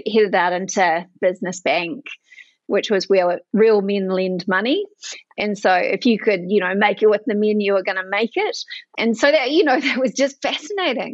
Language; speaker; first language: English; native; English